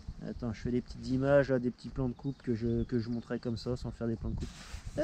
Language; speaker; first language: French; native; French